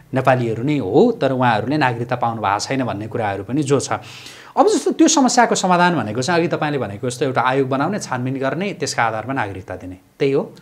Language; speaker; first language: Nepali; native; Nepali